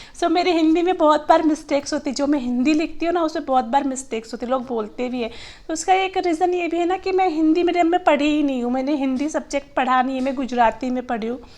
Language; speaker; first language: Hindi; non-native, local second language; Gujarati